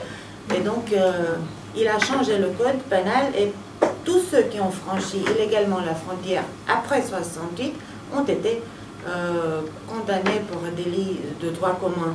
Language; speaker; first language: French; non-native, fluent; Romanian